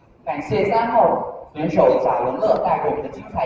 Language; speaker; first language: Chinese; native; Chinese